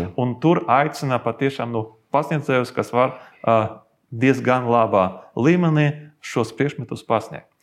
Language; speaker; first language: Latvian; non-native, local second language; Russian